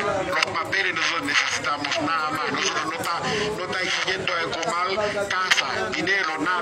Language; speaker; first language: Spanish; non-native, learner; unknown